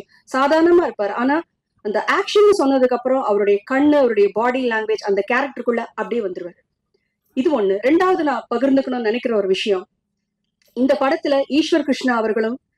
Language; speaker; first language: Tamil; native; Tamil